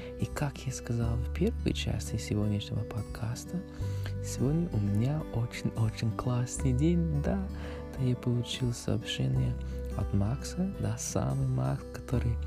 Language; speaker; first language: Russian; non-native, learner; English